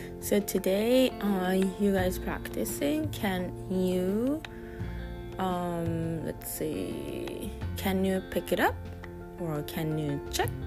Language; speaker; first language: English; non-native, fluent; Japanese